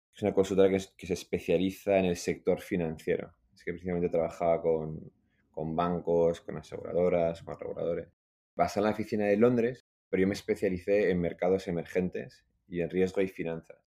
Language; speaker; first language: Spanish; native; Spanish